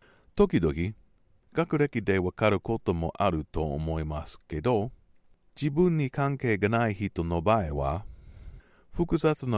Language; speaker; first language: Japanese; non-native, learner; English